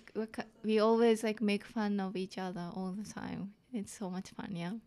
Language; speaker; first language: English; non-native, fluent; Japanese